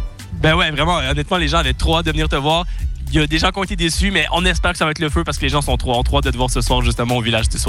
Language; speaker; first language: French; native; French